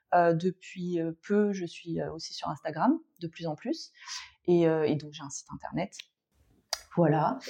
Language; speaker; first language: French; native; French